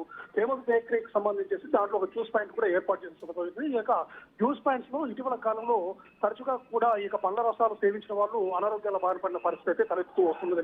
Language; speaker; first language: Telugu; native; Telugu